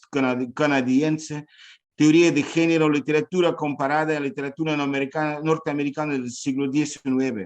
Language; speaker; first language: Spanish; non-native, fluent; Ukrainian